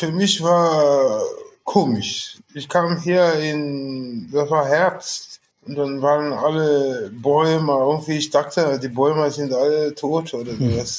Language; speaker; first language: German; non-native, fluent; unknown